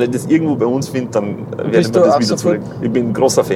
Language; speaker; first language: German; native; German